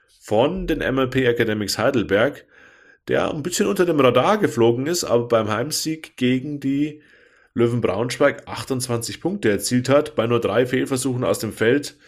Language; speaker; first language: German; native; German